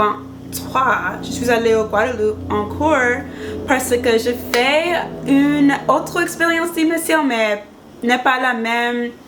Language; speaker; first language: French; non-native, learner; English